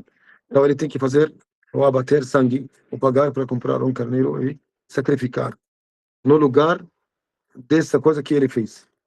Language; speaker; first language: Portuguese; non-native, fluent; Arabic